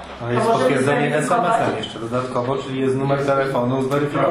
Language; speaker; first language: Polish; native; Polish